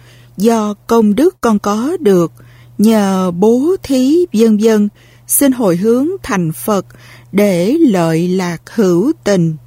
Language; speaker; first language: Vietnamese; native; Vietnamese